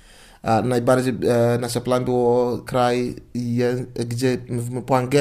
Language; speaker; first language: Polish; non-native, learner; English